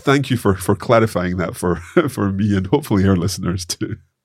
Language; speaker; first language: English; native; English